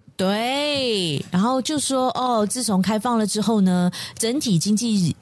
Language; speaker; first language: Chinese; native; Chinese